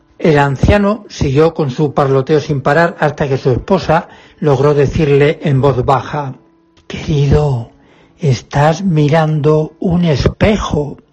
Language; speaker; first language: Spanish; native; Spanish